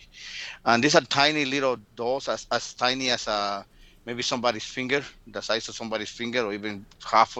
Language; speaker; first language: English; early bilingual, other home language; Spanish